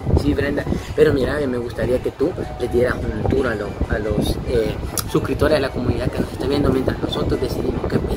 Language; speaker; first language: Spanish; native; Spanish